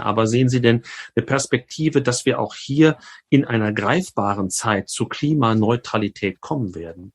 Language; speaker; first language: German; native; German